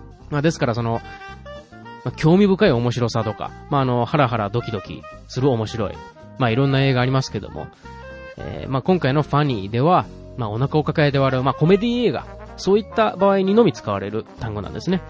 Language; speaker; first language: Japanese; native; Japanese